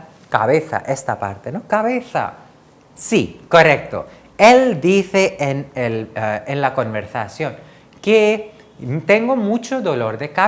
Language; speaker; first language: Spanish; non-native, fluent; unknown